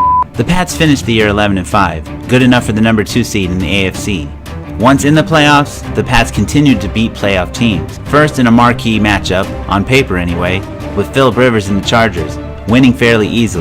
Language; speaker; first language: English; native; English